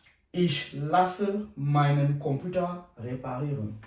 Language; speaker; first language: German; non-native, fluent; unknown